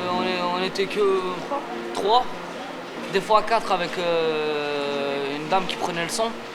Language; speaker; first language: French; early bilingual, other home language; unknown